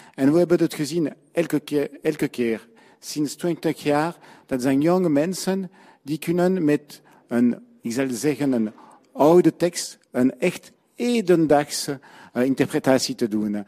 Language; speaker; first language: Dutch; non-native, learner; French